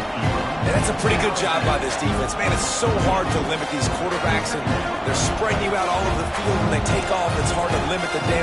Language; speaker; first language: English; native; English